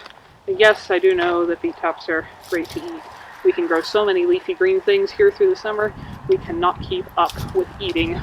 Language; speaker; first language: English; native; English